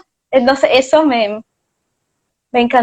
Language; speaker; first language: Spanish; non-native, fluent; Portuguese